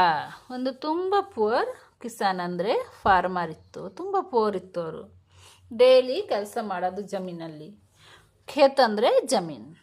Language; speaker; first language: Kannada; non-native, local second language; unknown